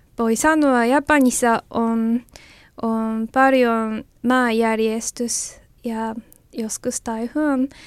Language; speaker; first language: Finnish; non-native, learner; Japanese